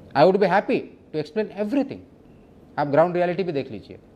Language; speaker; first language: Hindi; non-native, local second language; Marathi